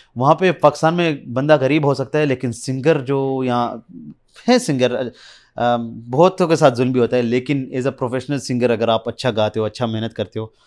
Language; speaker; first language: Urdu; early bilingual, heritage; Urdu